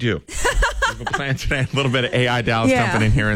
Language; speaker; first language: English; native; English